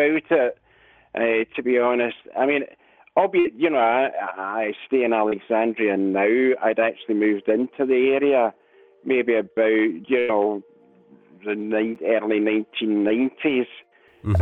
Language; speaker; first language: English; native; English